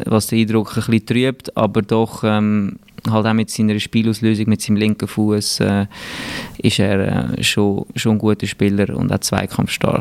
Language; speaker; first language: German; native; German